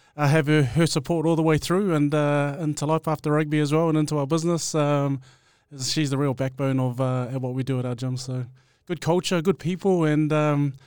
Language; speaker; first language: English; native; English